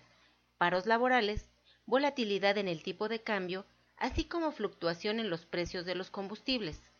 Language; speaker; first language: Spanish; native; Spanish